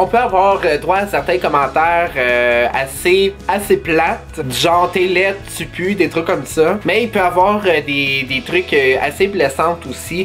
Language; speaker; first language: French; native; French